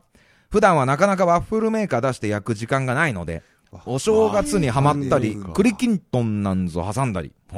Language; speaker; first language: Japanese; native; Japanese